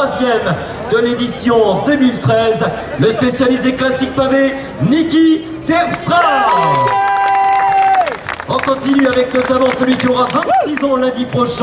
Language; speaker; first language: French; native; French